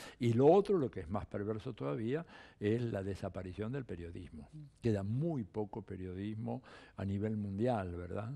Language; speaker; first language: Spanish; early bilingual, other home language; Italian